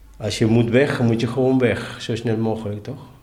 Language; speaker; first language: Dutch; non-native, learner; Spanish